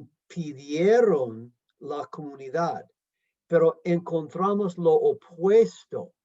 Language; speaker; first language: Spanish; non-native, fluent; English